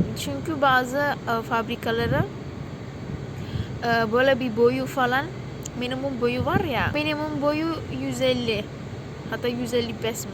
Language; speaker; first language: Turkish; non-native, learner; Indonesian